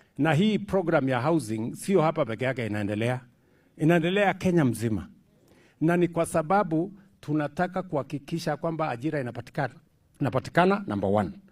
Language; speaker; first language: Swahili; non-native, local second language; Kalenjin